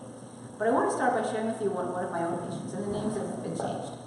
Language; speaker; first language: English; native; English